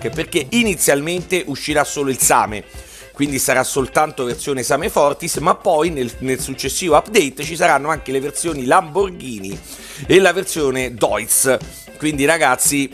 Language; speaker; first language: Italian; native; Italian